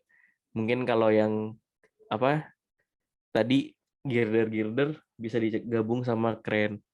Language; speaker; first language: Indonesian; native; Indonesian